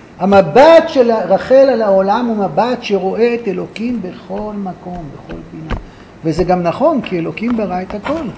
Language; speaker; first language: Hebrew; native; Hebrew